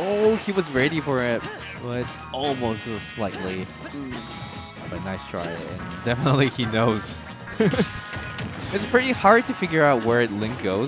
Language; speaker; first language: English; non-native, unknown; Japanese